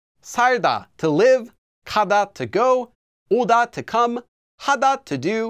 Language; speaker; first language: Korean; non-native, fluent; English